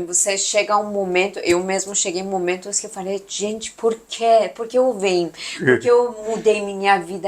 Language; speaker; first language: Portuguese; non-native, learner; Persian